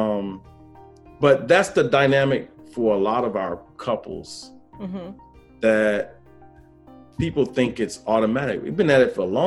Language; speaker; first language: English; native; English